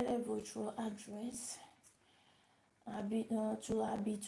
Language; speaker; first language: French; non-native, learner; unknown